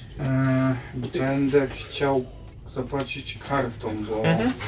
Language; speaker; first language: Polish; native; Polish